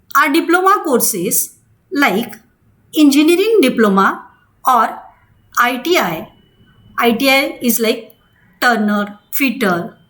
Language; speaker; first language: English; non-native, local second language; Marathi